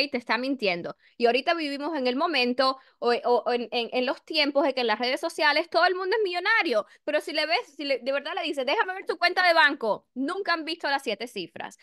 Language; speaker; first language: Spanish; early bilingual, heritage; Spanish